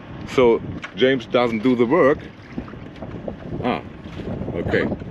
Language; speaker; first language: English; non-native, learner; German